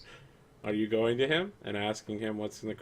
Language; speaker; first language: English; native; English